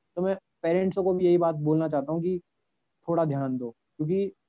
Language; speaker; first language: Hindi; native; Hindi